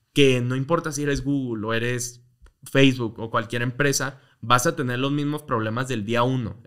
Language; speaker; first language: Spanish; native; Spanish